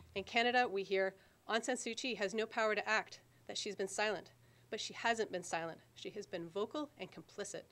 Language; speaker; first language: English; native; English